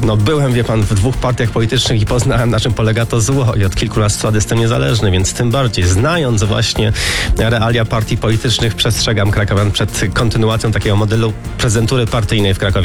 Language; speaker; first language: Polish; native; Polish